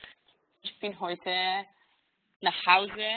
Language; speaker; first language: German; non-native, learner; Hebrew